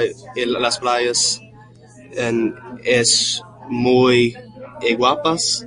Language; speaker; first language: Spanish; non-native, learner; English